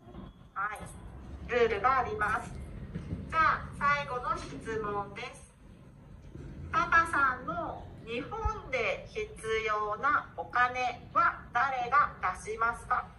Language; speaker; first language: Japanese; non-native, learner; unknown